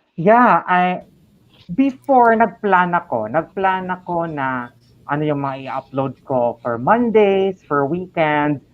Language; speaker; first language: Filipino; non-native, local second language; Cebuano